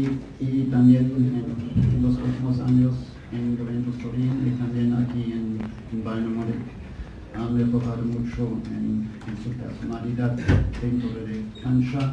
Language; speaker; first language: Spanish; non-native, fluent; German